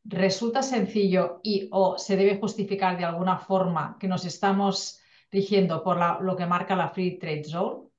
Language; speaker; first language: Spanish; non-native, local second language; Catalan